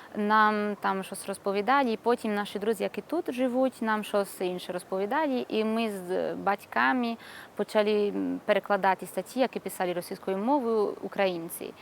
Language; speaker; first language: Ukrainian; non-native, learner; Italian